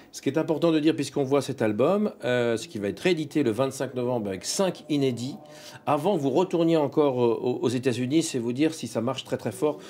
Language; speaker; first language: French; native; French